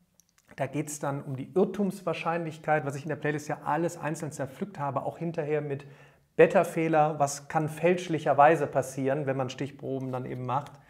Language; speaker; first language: German; native; German